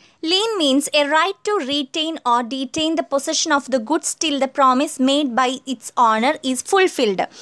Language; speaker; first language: English; non-native, local second language; Malayalam